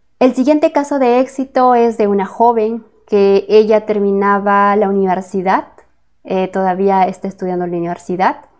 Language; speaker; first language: Spanish; native; Spanish